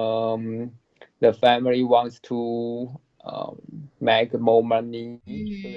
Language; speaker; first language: English; non-native, learner; Chinese